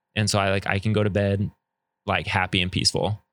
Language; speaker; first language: English; native; English